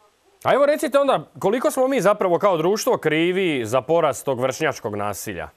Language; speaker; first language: Serbian; native; Serbian